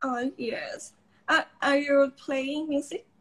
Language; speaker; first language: English; non-native, learner; Thai